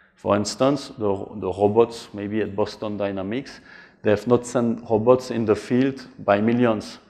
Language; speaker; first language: English; non-native, fluent; French